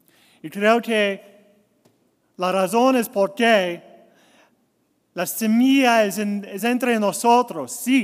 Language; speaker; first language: Spanish; non-native, learner; English